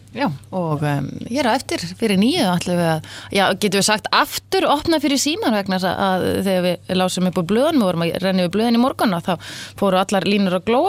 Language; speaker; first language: Icelandic; native; Icelandic